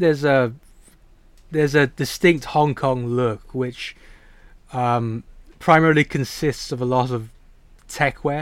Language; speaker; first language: English; non-native, local second language; Cantonese